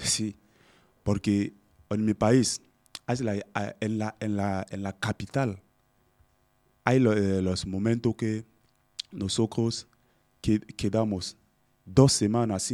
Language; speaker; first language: Spanish; non-native, learner; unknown